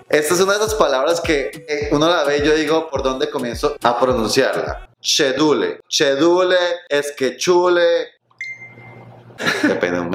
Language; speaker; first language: Spanish; native; Spanish